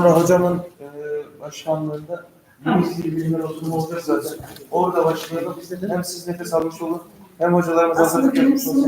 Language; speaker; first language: Turkish; native; Turkish